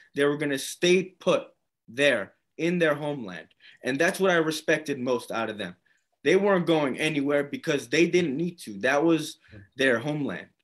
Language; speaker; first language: English; native; English